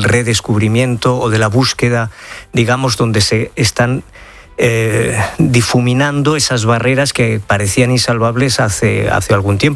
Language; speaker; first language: Spanish; native; Spanish